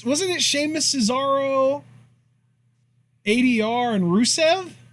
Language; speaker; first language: English; native; English